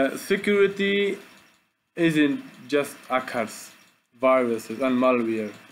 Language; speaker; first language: English; non-native, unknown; Persian